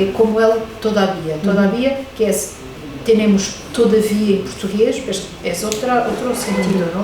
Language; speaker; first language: Spanish; non-native, fluent; Portuguese